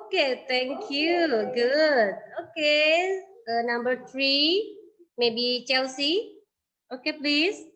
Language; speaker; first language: English; non-native, learner; Indonesian